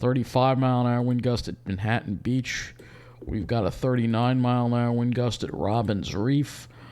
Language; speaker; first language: English; native; English